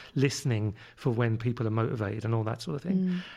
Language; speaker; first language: English; native; English